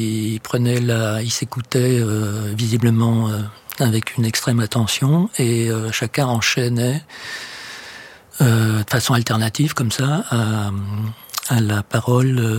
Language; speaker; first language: French; native; French